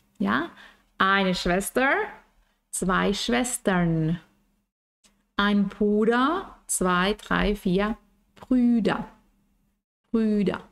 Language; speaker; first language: German; non-native, fluent; Spanish